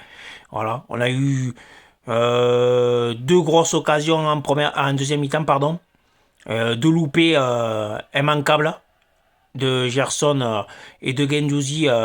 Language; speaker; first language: French; native; French